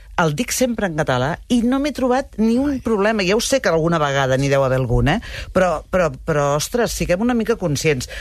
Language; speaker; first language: Catalan; native; Catalan